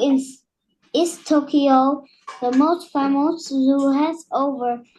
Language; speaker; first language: English; non-native, learner; Vietnamese